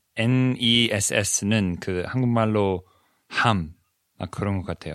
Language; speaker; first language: Korean; non-native, fluent; English